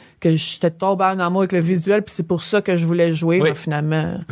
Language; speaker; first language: French; native; French